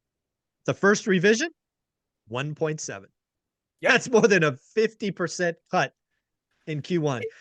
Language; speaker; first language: English; native; English